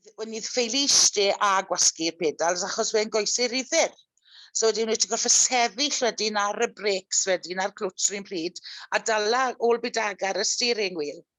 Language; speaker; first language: Welsh; native; Welsh